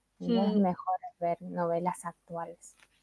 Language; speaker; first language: Spanish; non-native, fluent; Chinese